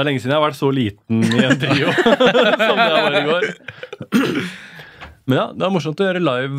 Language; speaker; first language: Norwegian; native; Norwegian